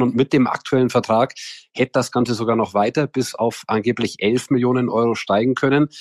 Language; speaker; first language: German; native; German